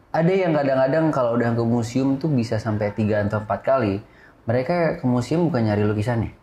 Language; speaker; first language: Indonesian; native; Indonesian